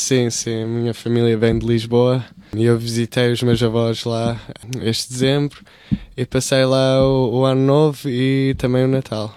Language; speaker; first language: Portuguese; early bilingual, heritage; English